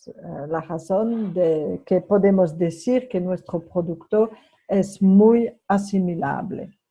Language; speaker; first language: Spanish; non-native, fluent; French